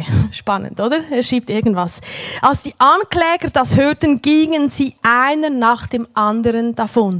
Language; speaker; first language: German; native; German